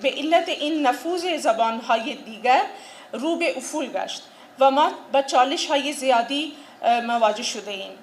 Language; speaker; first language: Persian; non-native, fluent; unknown